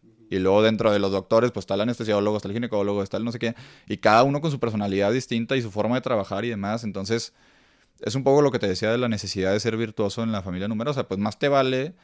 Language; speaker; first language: Spanish; native; Spanish